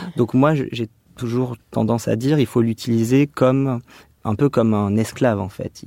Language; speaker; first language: French; native; French